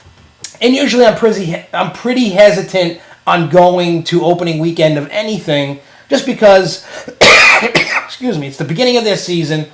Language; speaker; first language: English; native; English